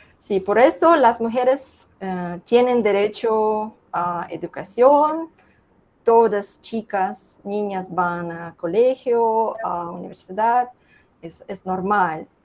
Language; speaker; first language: Spanish; non-native, learner; Russian